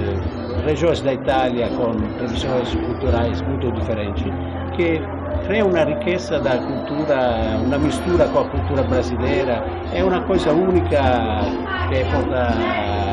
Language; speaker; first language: Portuguese; non-native, fluent; Italian